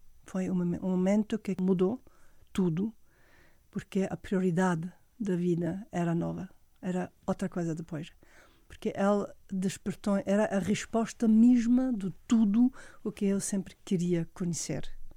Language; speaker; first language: Portuguese; non-native, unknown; German